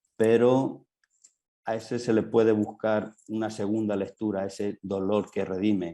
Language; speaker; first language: Spanish; native; Spanish